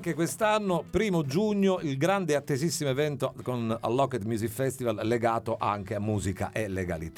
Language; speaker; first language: Italian; native; Italian